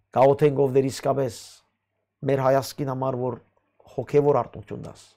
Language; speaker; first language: Armenian; early bilingual, heritage; Armenian